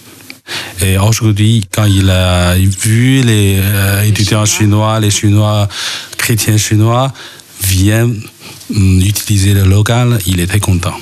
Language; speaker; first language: French; non-native, fluent; Chinese